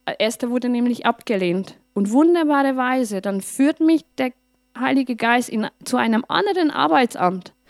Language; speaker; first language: German; non-native, fluent; Hungarian